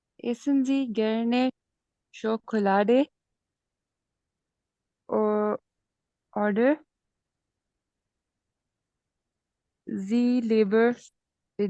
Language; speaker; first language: German; non-native, learner; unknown